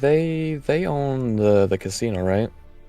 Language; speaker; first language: English; native; English